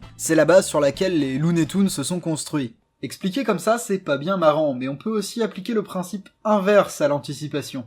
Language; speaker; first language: French; native; French